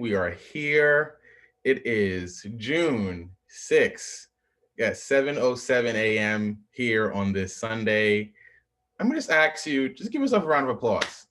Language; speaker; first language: English; native; English